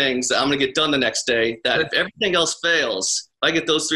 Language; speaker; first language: English; native; English